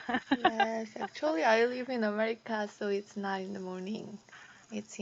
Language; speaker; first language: English; non-native, learner; Korean